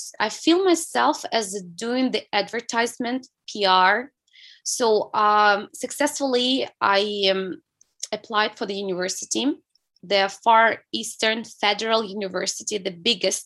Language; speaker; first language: English; non-native, fluent; Russian